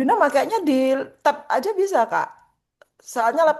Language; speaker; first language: Indonesian; native; Indonesian